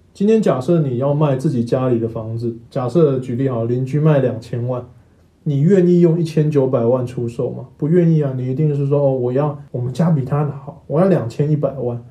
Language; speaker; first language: Chinese; native; Chinese